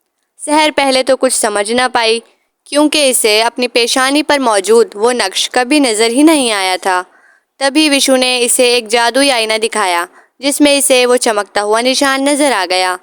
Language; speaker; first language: Urdu; native; Urdu